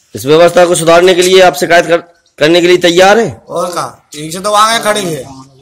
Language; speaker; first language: Hindi; native; Hindi